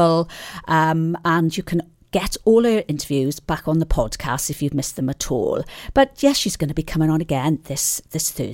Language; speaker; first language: English; native; English